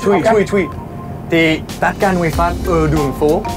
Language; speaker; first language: Vietnamese; non-native, learner; French